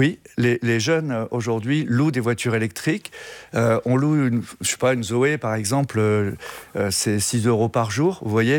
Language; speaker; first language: French; native; French